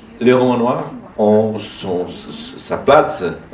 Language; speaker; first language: French; non-native, fluent; Portuguese